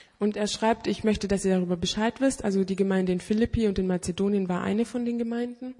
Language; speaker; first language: German; native; German